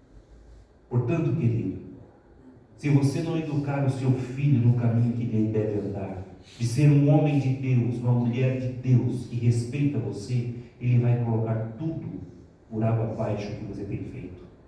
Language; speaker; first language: Portuguese; native; Portuguese